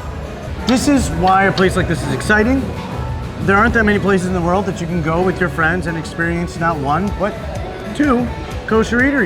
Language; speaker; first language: English; native; English